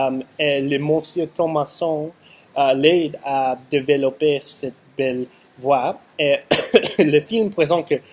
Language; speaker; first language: French; non-native, learner; English